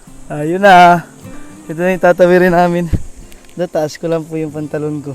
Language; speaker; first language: Filipino; native; Filipino